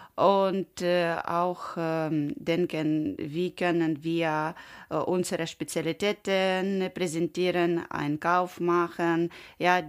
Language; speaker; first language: German; non-native, learner; Ukrainian